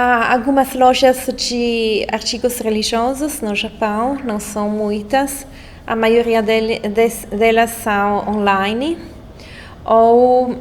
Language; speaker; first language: Portuguese; non-native, fluent; Italian